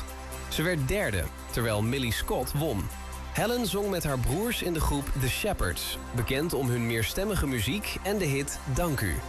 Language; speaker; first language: Dutch; native; Dutch